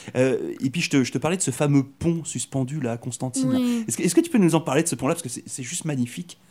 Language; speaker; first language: French; native; French